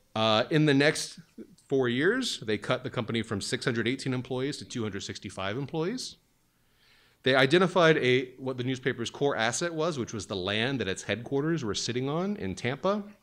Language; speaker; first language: English; native; English